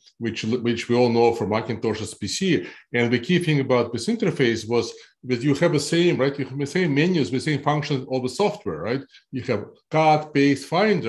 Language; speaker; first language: English; non-native, fluent; Russian